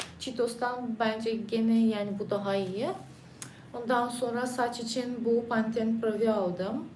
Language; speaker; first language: Turkish; non-native, fluent; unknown